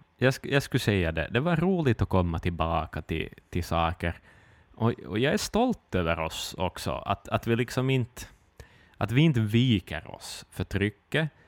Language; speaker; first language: Swedish; native; Swedish